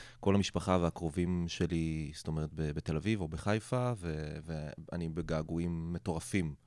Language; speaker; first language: Hebrew; non-native, local second language; Arabic